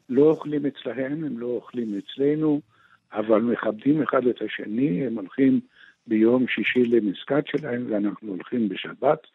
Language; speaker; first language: Hebrew; non-native, fluent; Persian